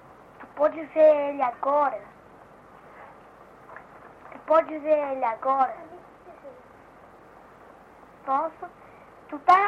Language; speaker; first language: Portuguese; early bilingual, heritage; Portuguese